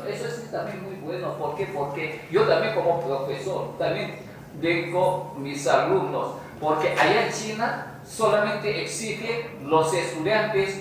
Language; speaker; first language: Spanish; non-native, fluent; Chinese